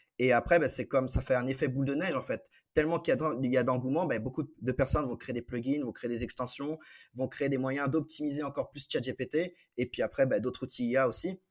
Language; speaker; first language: French; native; French